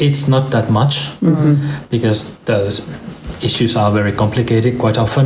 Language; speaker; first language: English; non-native, fluent; Finnish